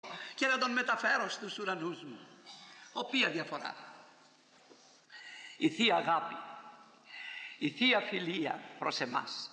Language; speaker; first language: Greek; native; Greek